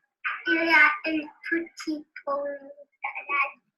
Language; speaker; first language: French; non-native, learner; English